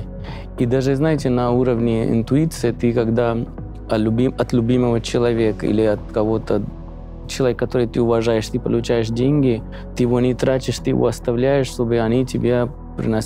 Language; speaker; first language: Russian; non-native, fluent; Punjabi